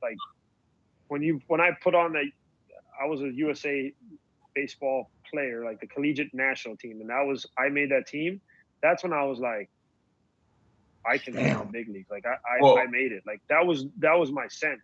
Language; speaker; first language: English; native; English